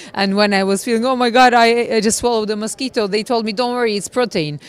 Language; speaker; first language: English; non-native, fluent; Turkish